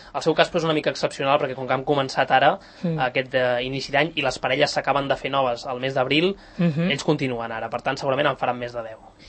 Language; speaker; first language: Catalan; native; Catalan